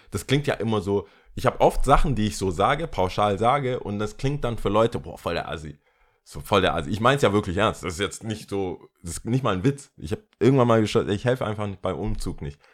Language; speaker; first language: German; early bilingual, other home language; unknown